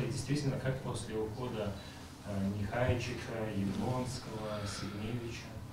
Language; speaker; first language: Russian; native; Russian